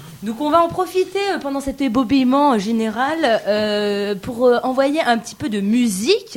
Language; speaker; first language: French; native; French